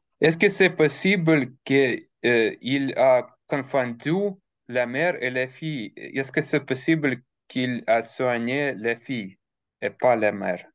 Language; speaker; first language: French; non-native, learner; Russian